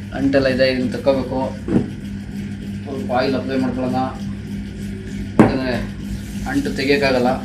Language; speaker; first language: Kannada; native; Kannada